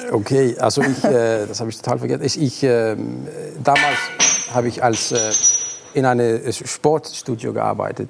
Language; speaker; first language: German; non-native, fluent; Arabic